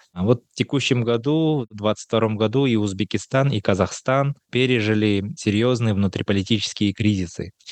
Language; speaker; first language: Russian; non-native, local second language; Kazakh